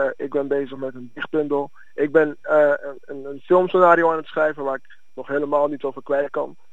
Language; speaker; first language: Dutch; early bilingual, other home language; Akan